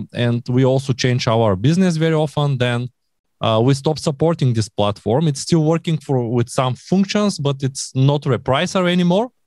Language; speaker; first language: English; non-native, learner; Bulgarian